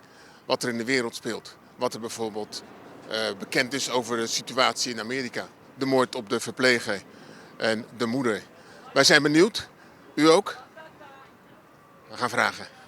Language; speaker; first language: Dutch; native; Dutch